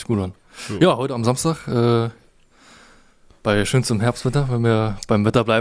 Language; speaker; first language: German; native; German